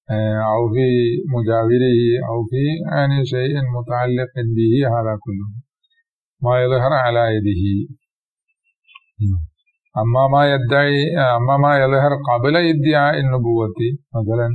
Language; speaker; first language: Arabic; non-native, fluent; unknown